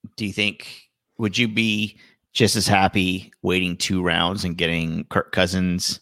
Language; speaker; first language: English; native; English